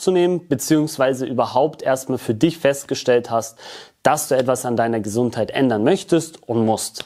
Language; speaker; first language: German; native; German